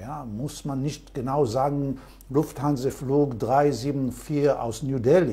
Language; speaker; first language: German; non-native, fluent; Hebrew